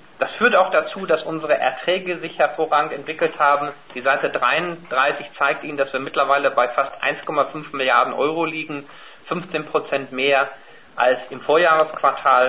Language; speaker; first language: German; native; German